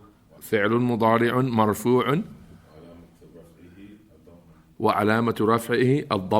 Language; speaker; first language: Arabic; non-native, fluent; English